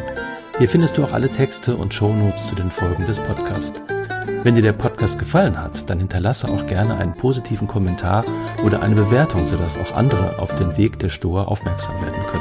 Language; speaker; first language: German; native; German